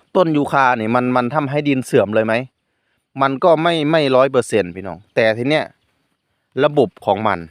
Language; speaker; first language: Thai; non-native, local second language; Northeastern Thai